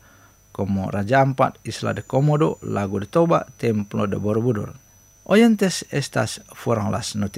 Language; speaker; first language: Spanish; non-native, fluent; Indonesian